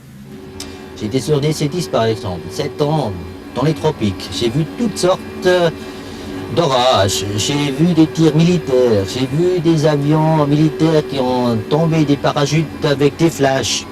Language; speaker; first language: French; non-native, local second language; German